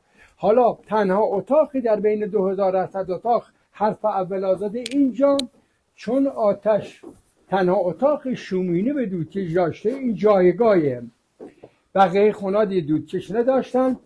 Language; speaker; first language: Persian; native; Persian